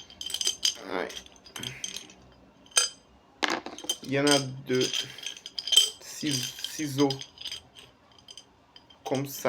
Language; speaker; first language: French; non-native, fluent; Portuguese